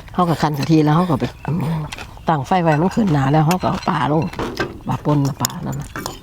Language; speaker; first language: Thai; native; Thai